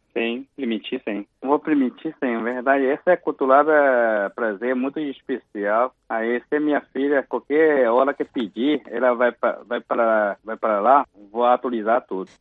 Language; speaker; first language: Portuguese; non-native, learner; Chinese